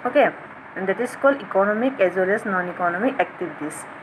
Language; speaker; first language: English; non-native, local second language; Assamese